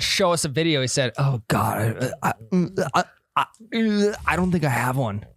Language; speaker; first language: English; native; English